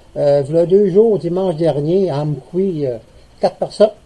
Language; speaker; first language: French; native; French